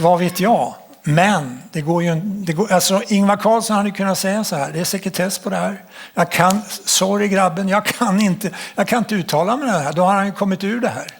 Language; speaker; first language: Swedish; native; Swedish